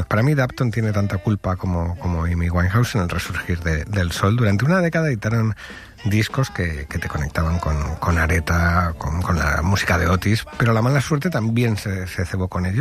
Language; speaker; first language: Spanish; native; Spanish